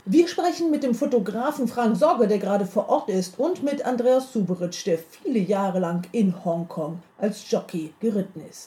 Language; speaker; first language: German; native; German